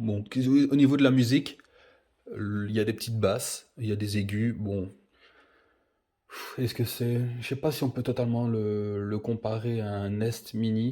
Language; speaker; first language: French; native; French